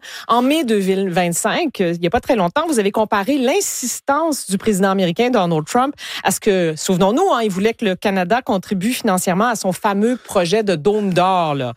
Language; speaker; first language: French; native; French